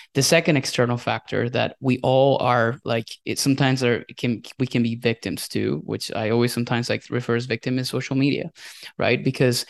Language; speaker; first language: English; non-native, fluent; Spanish